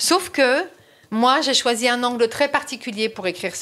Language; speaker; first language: French; native; French